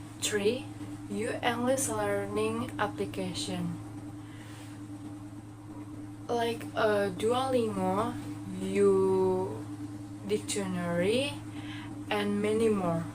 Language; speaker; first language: English; non-native, learner; Indonesian